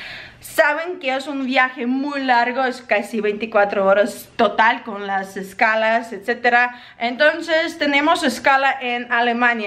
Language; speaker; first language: Spanish; non-native, learner; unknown